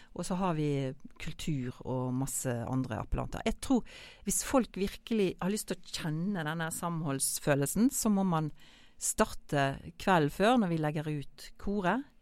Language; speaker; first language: Norwegian; native; Norwegian